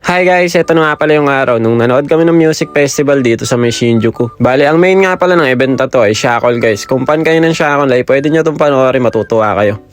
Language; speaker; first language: Filipino; native; Filipino